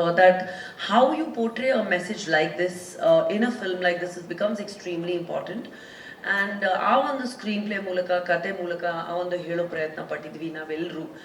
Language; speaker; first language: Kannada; non-native, local second language; Punjabi